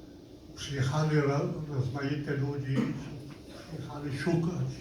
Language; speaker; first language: Polish; non-native, local second language; Yiddish